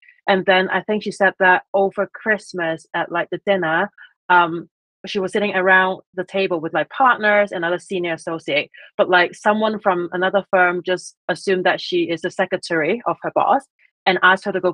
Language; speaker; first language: English; native; English